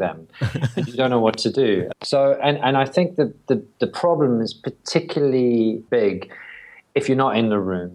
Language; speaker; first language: English; native; English